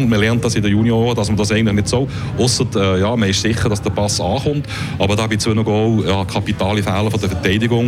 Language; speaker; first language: German; native; German